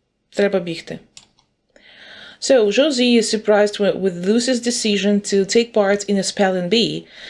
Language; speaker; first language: English; non-native, fluent; Ukrainian